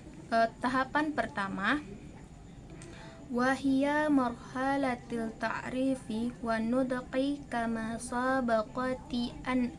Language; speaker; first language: Arabic; non-native, learner; Indonesian